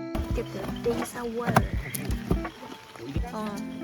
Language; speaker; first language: English; non-native, local second language; Malay